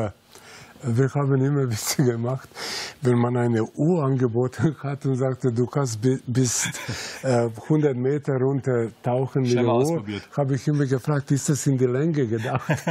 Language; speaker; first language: German; non-native, fluent; Serbian